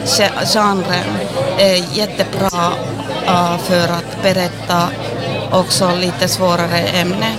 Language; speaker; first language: Swedish; non-native, local second language; Finnish